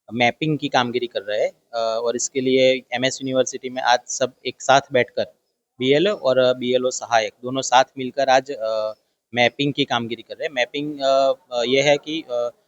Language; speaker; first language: Hindi; non-native, local second language; Gujarati